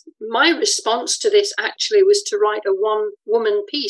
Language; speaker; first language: English; native; English